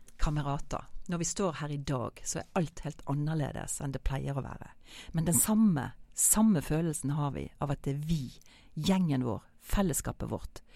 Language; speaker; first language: Norwegian; native; Norwegian